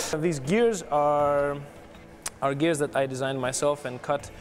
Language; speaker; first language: English; non-native, fluent; Greek